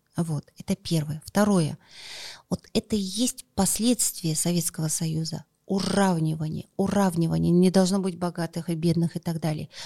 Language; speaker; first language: Russian; non-native, local second language; Kazakh